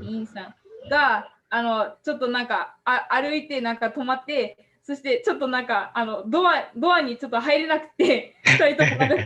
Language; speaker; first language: Japanese; non-native, fluent; English